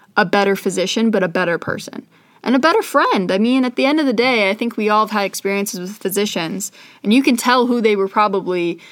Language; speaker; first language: English; native; English